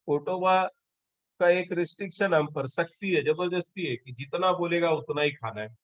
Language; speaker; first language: Hindi; non-native, local second language; Marathi